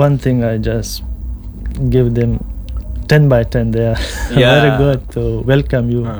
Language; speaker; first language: English; non-native, local second language; Pashto